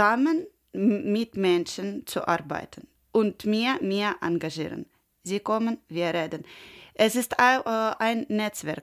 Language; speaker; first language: German; non-native, learner; Ukrainian